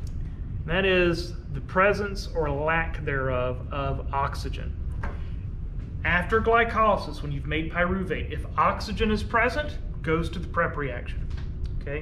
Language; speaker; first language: English; native; English